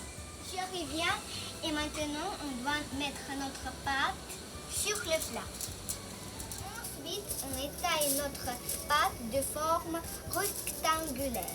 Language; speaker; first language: French; early bilingual, heritage; French